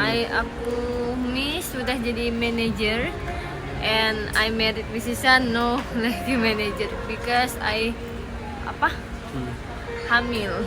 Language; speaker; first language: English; non-native, learner; Indonesian